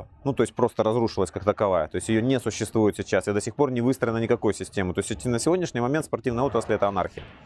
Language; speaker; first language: Russian; native; Russian